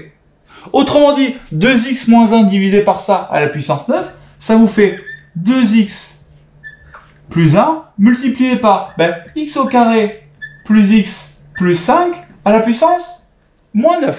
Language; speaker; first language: French; native; French